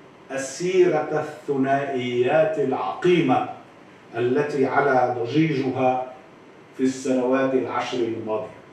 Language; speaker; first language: Arabic; native; Arabic